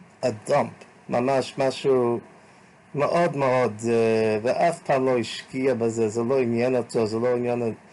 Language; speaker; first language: Hebrew; non-native, fluent; English